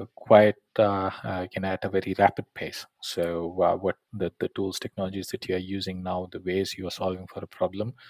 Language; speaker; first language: English; non-native, local second language; Tamil